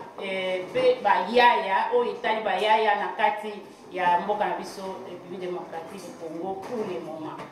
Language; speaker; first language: Lingala; non-native, local second language; Kongo